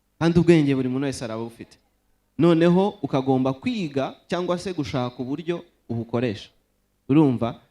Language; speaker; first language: Kinyarwanda; native; Kinyarwanda